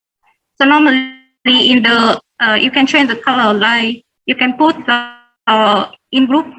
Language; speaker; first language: English; non-native, learner; Vietnamese